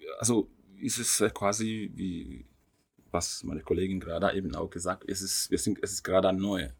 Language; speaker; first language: German; non-native, fluent; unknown